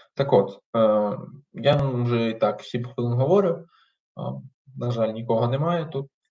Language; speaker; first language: Ukrainian; non-native, local second language; Russian